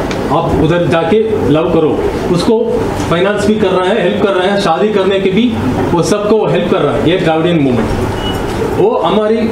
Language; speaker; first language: Hindi; non-native, local second language; Tamil